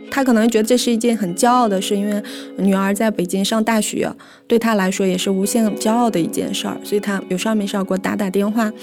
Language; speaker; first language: Chinese; native; Chinese